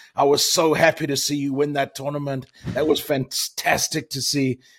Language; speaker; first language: English; native; English